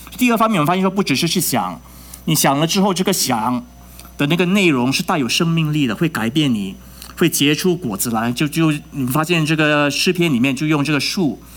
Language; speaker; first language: Chinese; native; Chinese